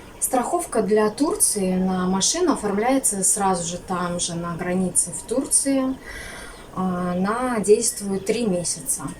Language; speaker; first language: Russian; native; Russian